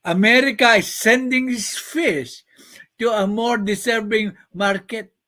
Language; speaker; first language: English; non-native, local second language; Filipino